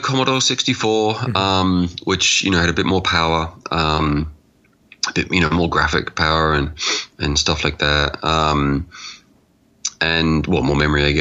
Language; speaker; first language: English; native; English